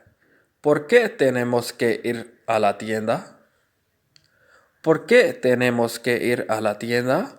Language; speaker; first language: Spanish; non-native, fluent; Urdu